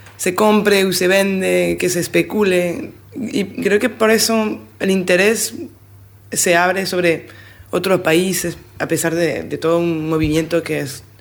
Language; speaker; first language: Spanish; non-native, fluent; French